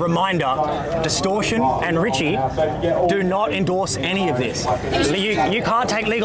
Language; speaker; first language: English; native; English